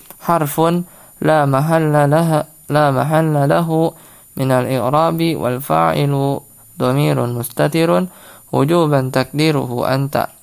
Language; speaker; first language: Arabic; non-native, fluent; Indonesian